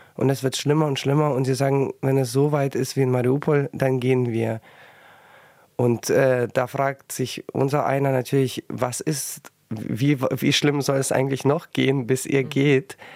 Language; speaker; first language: German; early bilingual, other home language; Russian